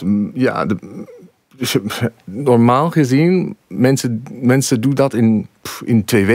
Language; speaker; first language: Dutch; non-native, fluent; English